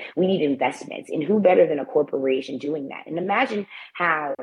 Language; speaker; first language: English; native; English